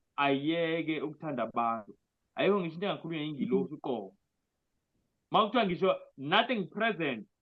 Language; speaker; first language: Zulu; non-native, local second language; Xhosa